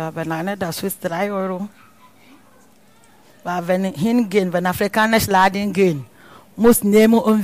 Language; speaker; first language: German; non-native, learner; Akan